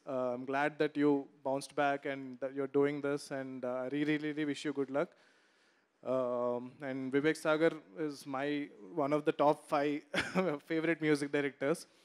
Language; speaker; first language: English; non-native, local second language; Telugu